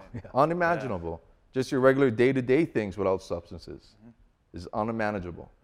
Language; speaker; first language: English; native; English